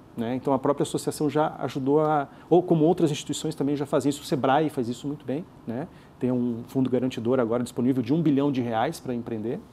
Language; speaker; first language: Portuguese; native; Portuguese